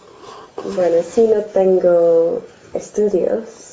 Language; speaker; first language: Spanish; non-native, learner; English